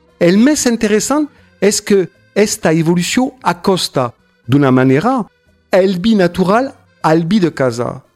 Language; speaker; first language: Catalan; non-native, fluent; French